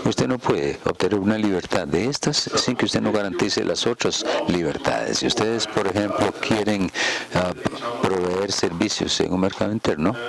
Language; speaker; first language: Spanish; non-native, fluent; German